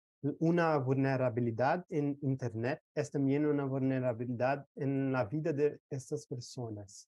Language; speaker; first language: Spanish; non-native, fluent; Portuguese